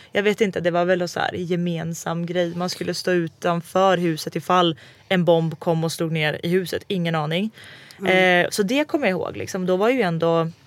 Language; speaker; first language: Swedish; early bilingual, other home language; Croatian